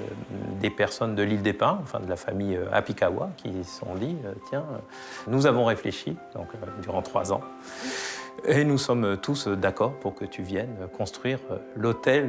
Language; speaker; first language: French; native; French